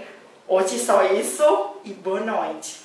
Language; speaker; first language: Portuguese; non-native, learner; Thai